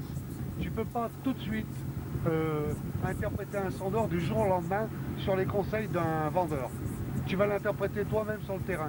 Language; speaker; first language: French; native; French